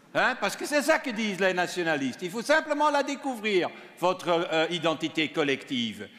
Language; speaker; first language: French; non-native, local second language; Dutch